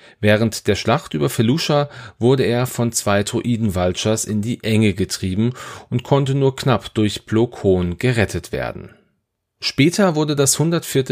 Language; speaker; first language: German; native; German